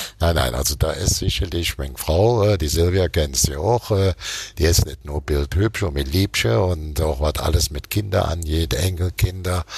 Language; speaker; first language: German; native; German